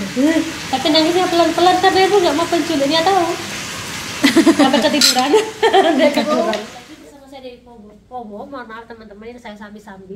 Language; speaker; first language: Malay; non-native, local second language; Javanese